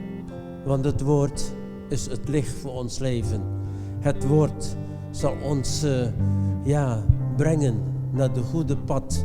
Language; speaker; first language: Dutch; non-native, fluent; Indonesian